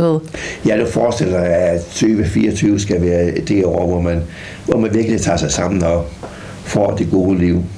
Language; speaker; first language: Danish; native; Danish